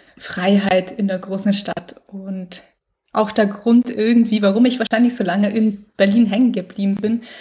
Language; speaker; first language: German; native; German